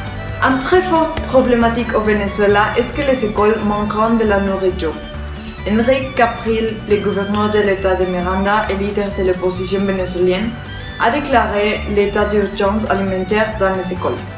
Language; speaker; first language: French; non-native, learner; Spanish